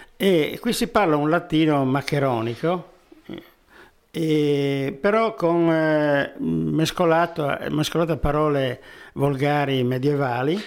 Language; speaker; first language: Italian; native; Italian